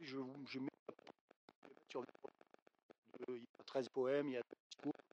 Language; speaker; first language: French; native; French